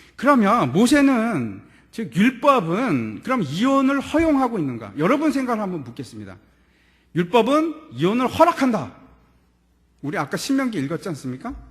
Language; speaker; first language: Korean; native; Korean